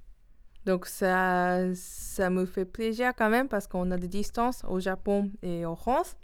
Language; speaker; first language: French; non-native, learner; Japanese